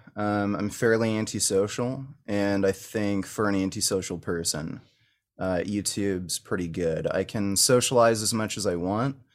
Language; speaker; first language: English; native; English